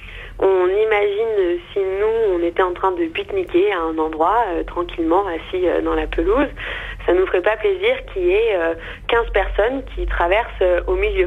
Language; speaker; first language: French; native; French